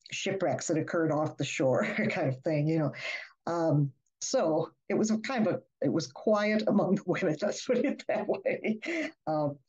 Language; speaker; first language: English; native; English